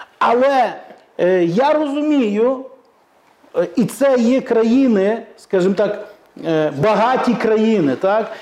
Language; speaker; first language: Ukrainian; native; Ukrainian